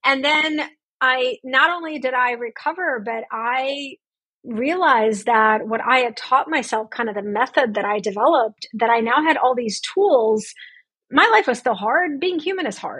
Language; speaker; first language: English; non-native, fluent; Russian